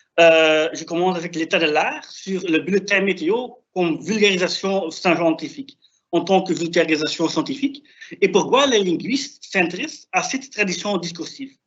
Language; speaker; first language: French; non-native, fluent; German